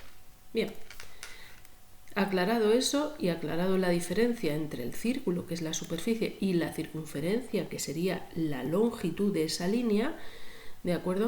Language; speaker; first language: Spanish; native; Spanish